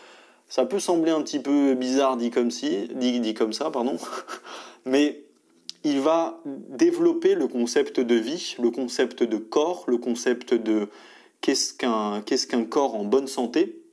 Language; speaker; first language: French; native; French